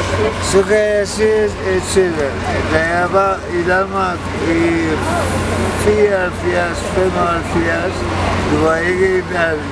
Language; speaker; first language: Danish; non-native, fluent; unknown